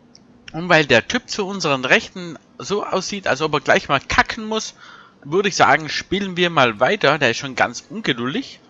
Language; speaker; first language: German; native; German